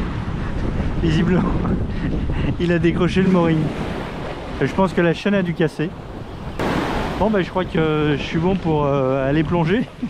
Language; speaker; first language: French; native; French